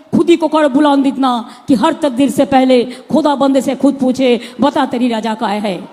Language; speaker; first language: Hindi; non-native, local second language; Bangla